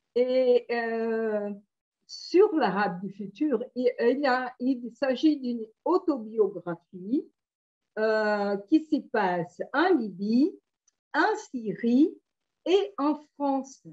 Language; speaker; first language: French; non-native, fluent; Portuguese